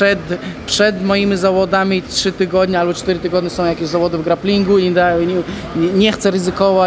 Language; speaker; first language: Polish; non-native, fluent; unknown